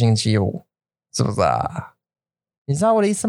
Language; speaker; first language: Chinese; non-native, learner; English